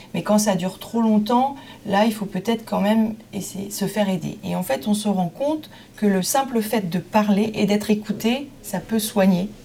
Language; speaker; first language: French; native; French